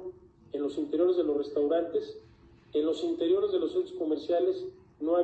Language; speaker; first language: Spanish; native; Spanish